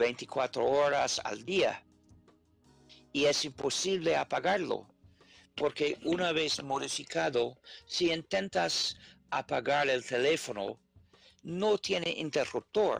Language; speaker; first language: Spanish; non-native, fluent; English